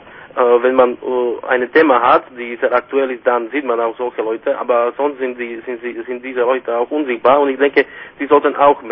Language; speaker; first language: German; non-native, fluent; Slovak